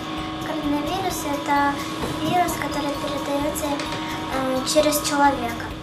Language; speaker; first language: Russian; early bilingual, other home language; Kyrgyz